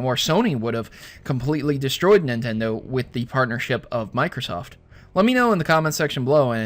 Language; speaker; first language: English; native; English